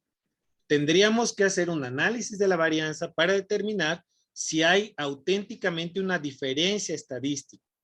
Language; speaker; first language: Spanish; native; Spanish